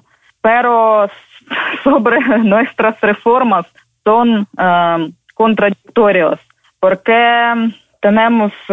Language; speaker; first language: Spanish; non-native, fluent; Ukrainian